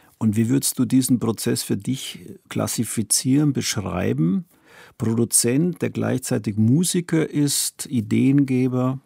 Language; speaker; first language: German; native; German